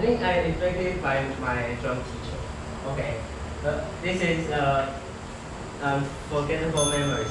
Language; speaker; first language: English; non-native, learner; Chinese